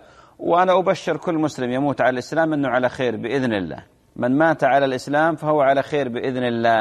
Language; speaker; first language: Arabic; native; Arabic